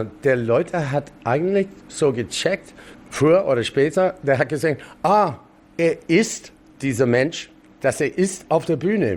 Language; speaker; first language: German; non-native, learner; English